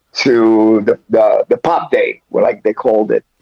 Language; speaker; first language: English; early bilingual, other home language; Spanish